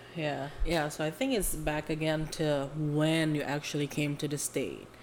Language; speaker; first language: English; non-native, fluent; Indonesian